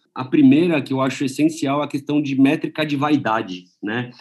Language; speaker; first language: Portuguese; native; Portuguese